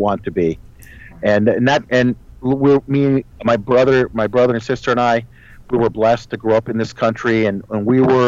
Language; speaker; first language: English; early bilingual, other home language; Spanish